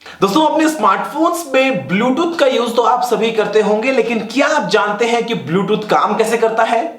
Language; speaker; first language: Hindi; native; Hindi